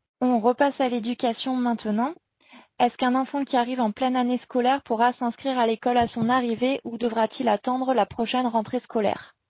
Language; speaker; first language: French; native; French